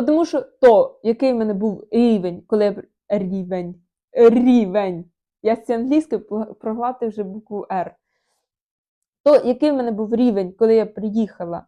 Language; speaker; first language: Ukrainian; non-native, local second language; Russian